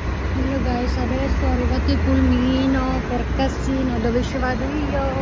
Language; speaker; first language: Italian; early bilingual, other home language; Filipino